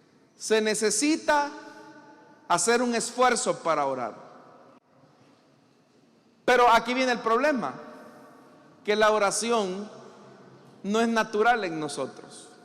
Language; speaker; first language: Spanish; native; Spanish